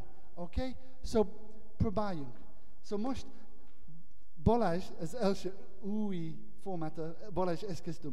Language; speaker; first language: Hungarian; non-native, learner; English